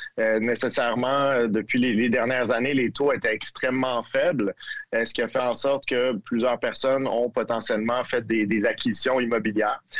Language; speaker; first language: French; native; French